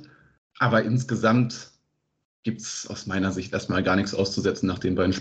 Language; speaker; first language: German; native; German